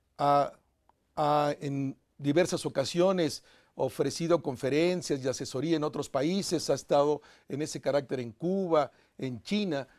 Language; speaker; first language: Spanish; native; Spanish